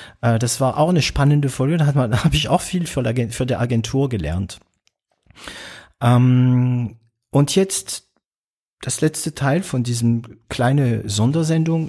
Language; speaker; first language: German; non-native, fluent; French